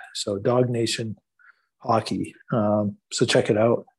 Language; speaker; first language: English; native; English